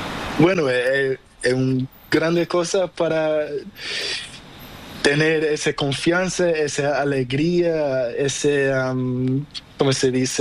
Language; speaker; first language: Spanish; non-native, learner; Portuguese